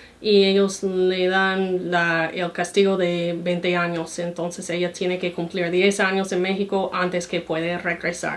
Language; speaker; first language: Spanish; non-native, fluent; English